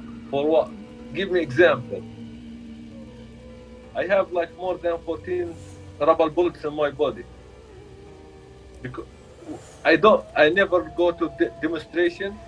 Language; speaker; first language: English; non-native, learner; Arabic